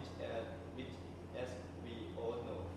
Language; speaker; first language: English; non-native, learner; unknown